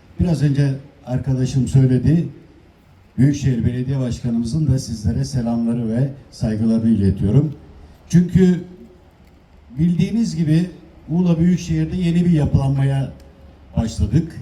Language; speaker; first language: Turkish; native; Turkish